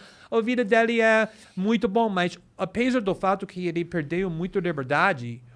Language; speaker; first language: Portuguese; non-native, fluent; English